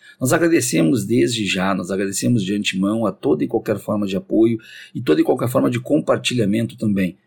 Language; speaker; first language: Portuguese; native; Portuguese